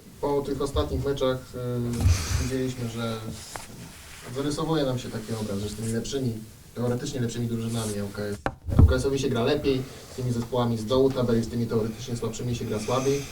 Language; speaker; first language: Polish; native; Polish